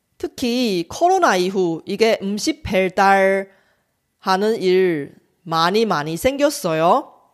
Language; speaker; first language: Korean; non-native, fluent; Chinese